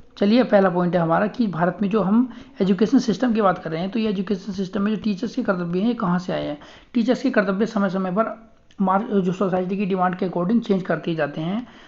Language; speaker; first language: Hindi; native; Hindi